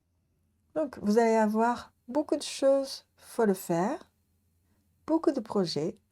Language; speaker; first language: French; non-native, learner; Japanese